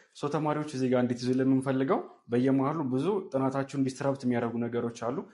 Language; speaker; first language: Amharic; native; Amharic